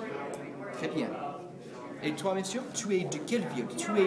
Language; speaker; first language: French; non-native, fluent; English